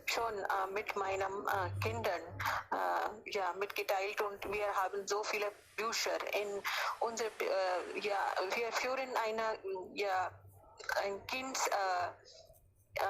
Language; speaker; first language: German; non-native, learner; Hindi